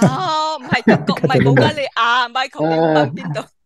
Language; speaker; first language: Cantonese; native; Cantonese